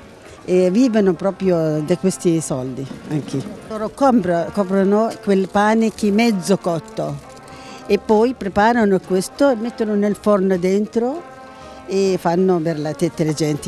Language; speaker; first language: Italian; non-native, learner; Arabic